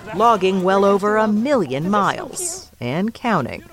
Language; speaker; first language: English; native; English